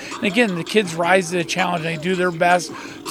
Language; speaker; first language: English; native; English